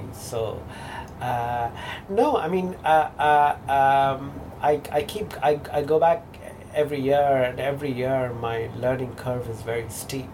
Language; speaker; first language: English; non-native, local second language; Bangla